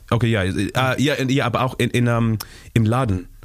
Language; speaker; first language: German; non-native, learner; Shona